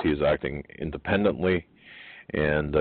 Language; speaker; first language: English; native; English